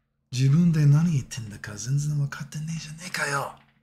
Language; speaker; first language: Japanese; non-native, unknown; English